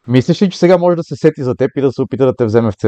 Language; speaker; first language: Bulgarian; native; Bulgarian